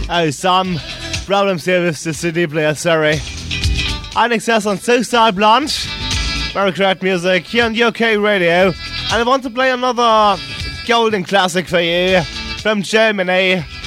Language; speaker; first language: English; non-native, fluent; German